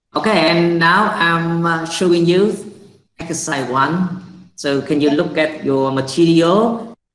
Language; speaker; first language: English; non-native, fluent; Vietnamese